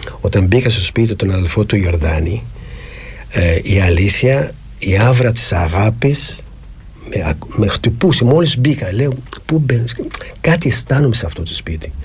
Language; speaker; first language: Greek; non-native, fluent; Arabic